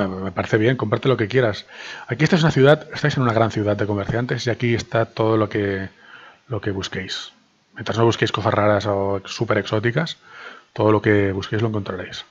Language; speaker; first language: Spanish; native; Spanish